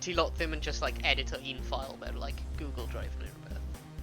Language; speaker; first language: Welsh; non-native, local second language; English